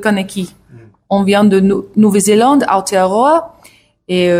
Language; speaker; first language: French; non-native, learner; English